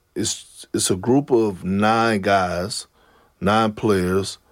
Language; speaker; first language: English; native; English